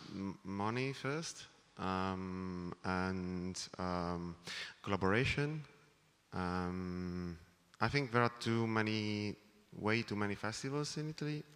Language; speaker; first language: English; non-native, fluent; Italian